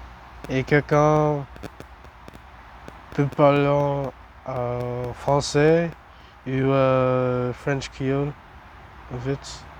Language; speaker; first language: French; non-native, learner; English